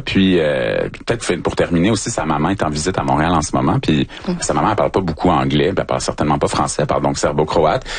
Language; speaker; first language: French; native; French